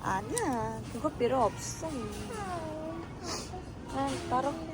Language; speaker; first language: Korean; non-native, learner; Indonesian